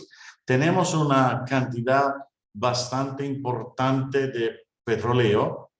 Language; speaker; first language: Spanish; non-native, fluent; Italian